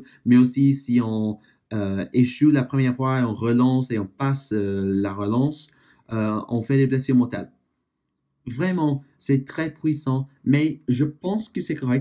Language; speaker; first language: French; non-native, learner; English